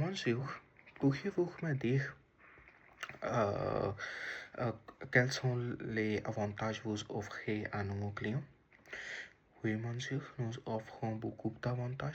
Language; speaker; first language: French; non-native, learner; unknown